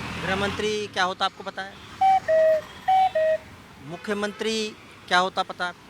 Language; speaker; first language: Hindi; native; Hindi